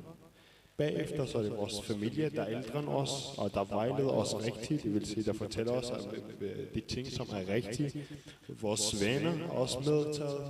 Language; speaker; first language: Danish; early bilingual, other home language; Arabic